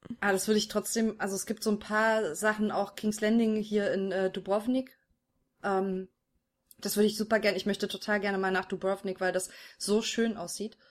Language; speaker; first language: German; native; German